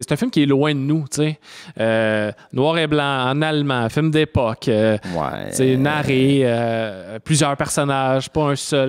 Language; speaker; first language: French; native; French